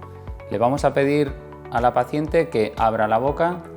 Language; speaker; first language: Spanish; native; Spanish